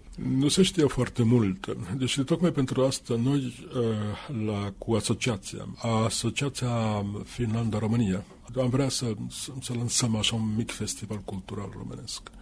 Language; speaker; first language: Romanian; non-native, fluent; Finnish